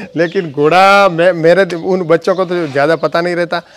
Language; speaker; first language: Hindi; non-native, local second language; Gujarati